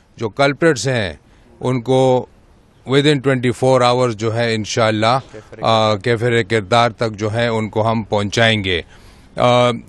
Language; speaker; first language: Urdu; non-native, local second language; Pashto